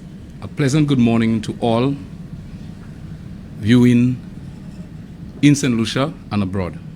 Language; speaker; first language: English; non-native, local second language; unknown